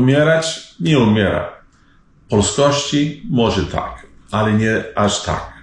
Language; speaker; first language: Polish; early bilingual, heritage; Polish